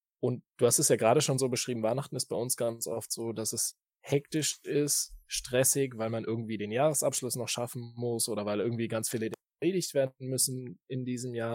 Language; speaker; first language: German; native; German